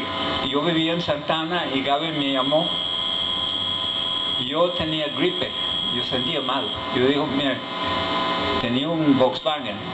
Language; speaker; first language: Spanish; non-native, fluent; English